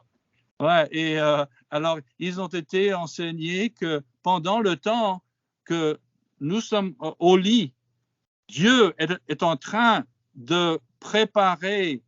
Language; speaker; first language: French; non-native, fluent; English